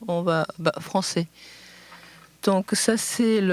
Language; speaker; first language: French; non-native, fluent; Japanese